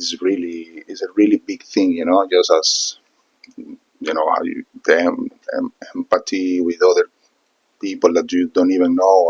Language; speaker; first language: English; non-native, fluent; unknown